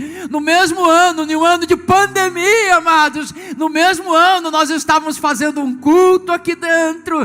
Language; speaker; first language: Portuguese; native; Portuguese